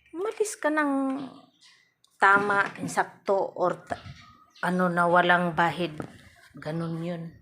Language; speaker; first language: Filipino; non-native, local second language; Cebuano